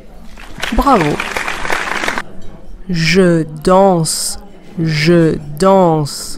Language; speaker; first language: French; non-native, fluent; English